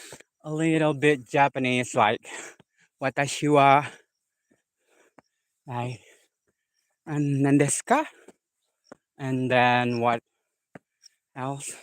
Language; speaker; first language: English; non-native, learner; Indonesian